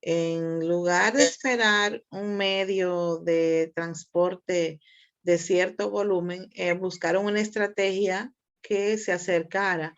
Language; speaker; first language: Spanish; native; Spanish